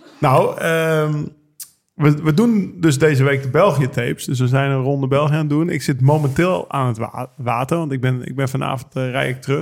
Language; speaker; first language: Dutch; native; Dutch